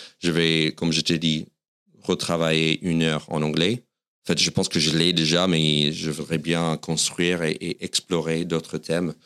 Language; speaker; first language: French; non-native, fluent; English